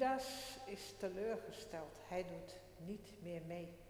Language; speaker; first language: Dutch; non-native, local second language; Western Frisian